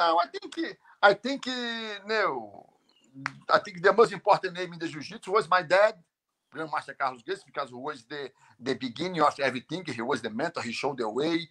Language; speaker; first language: English; non-native, learner; Portuguese